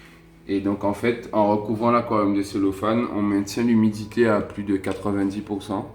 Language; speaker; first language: French; native; French